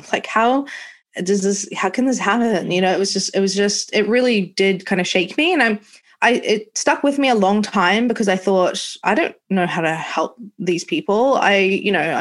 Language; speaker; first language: English; native; English